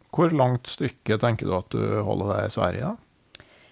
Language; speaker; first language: Norwegian; native; Norwegian